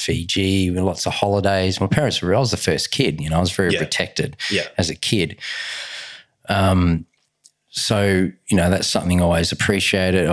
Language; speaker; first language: English; native; English